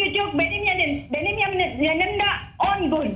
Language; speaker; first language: Turkish; non-native, learner; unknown